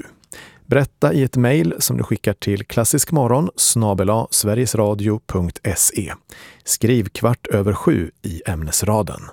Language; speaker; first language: Swedish; native; Swedish